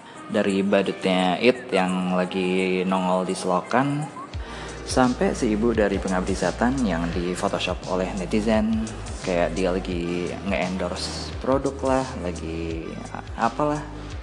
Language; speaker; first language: Indonesian; native; Indonesian